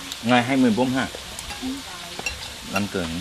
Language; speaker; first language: Vietnamese; non-native, learner; Korean